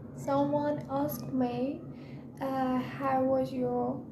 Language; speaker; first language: English; non-native, learner; Persian